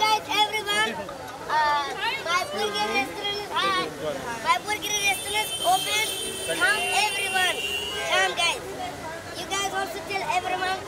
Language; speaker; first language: English; non-native, learner; Tajik